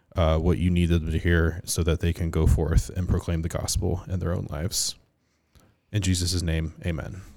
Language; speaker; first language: English; native; English